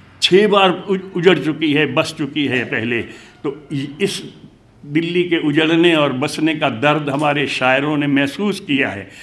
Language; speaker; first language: Urdu; non-native, local second language; Hindi